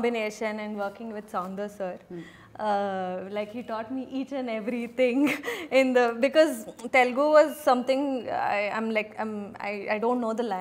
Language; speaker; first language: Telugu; non-native, learner; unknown